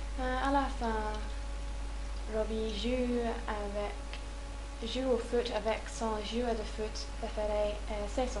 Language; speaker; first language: French; non-native, learner; English